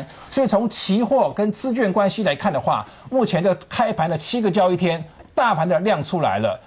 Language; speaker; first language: Chinese; native; Chinese